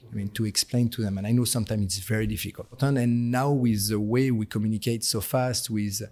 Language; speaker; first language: English; non-native, fluent; French